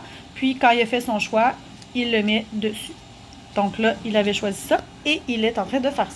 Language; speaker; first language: French; native; French